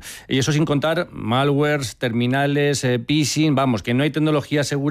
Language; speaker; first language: Spanish; native; Spanish